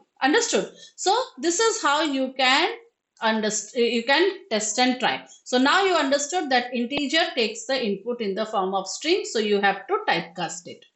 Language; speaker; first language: English; non-native, local second language; Hindi